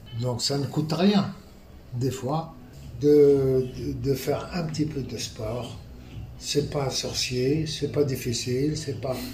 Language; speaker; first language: French; non-native, local second language; Arabic